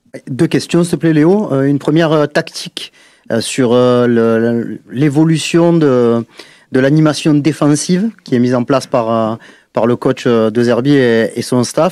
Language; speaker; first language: French; native; French